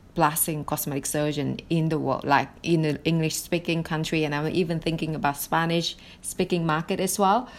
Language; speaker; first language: English; non-native, fluent; Vietnamese